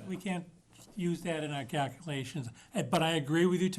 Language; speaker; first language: English; native; English